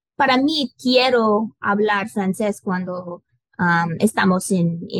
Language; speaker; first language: Spanish; non-native, learner; English